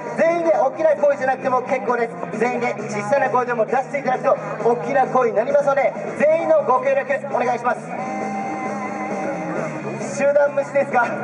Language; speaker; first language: Japanese; native; Japanese